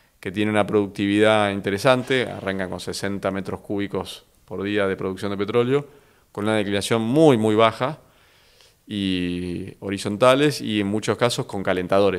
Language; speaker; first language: Spanish; native; Spanish